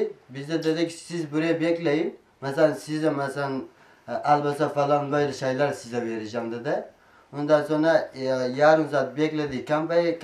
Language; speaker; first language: Turkish; non-native, learner; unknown